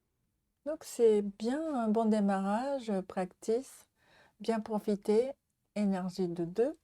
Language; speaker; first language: French; non-native, learner; Japanese